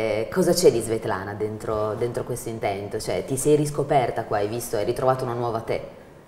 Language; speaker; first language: Italian; native; Italian